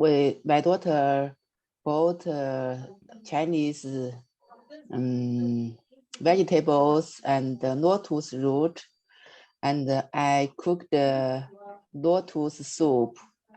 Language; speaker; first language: English; non-native, learner; Chinese